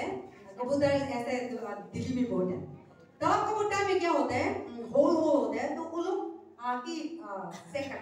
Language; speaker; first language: Hindi; non-native, local second language; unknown